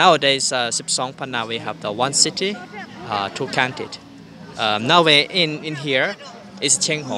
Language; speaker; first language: English; non-native, learner; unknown